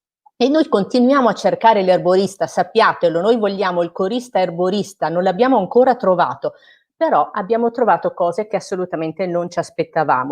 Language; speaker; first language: Italian; native; Italian